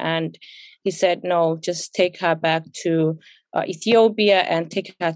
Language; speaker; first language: English; non-native, fluent; Somali